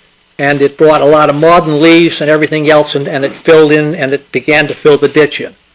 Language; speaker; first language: English; native; English